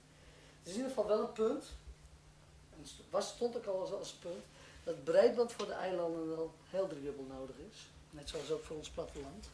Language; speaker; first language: Dutch; non-native, local second language; Western Frisian